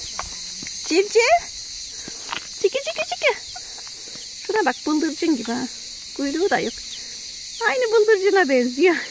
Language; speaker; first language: Turkish; native; Turkish